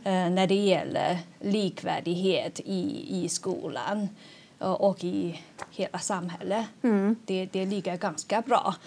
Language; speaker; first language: Swedish; non-native, fluent; Chinese